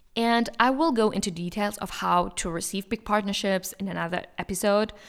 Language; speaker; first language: English; non-native, fluent; German